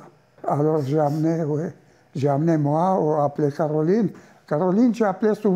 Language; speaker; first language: French; non-native, fluent; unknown